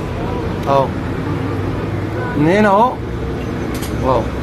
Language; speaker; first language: Arabic; native; Arabic